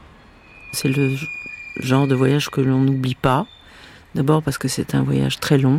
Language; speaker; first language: French; native; French